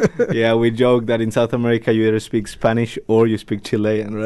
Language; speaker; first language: English; non-native, fluent; Spanish